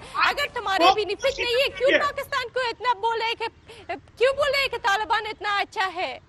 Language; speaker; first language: Hindi; non-native, fluent; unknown